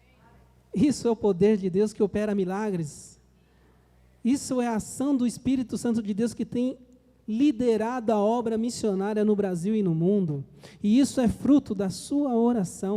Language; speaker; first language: Portuguese; native; Portuguese